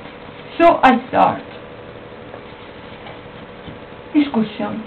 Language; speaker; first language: English; non-native, learner; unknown